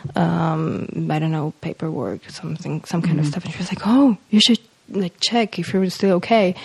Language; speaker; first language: English; non-native, fluent; Polish